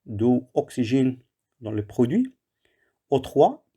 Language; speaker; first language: French; non-native, local second language; Arabic